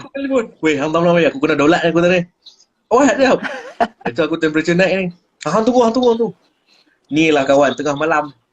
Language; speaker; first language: Malay; native; Malay